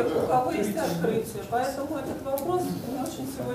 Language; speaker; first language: Russian; native; Russian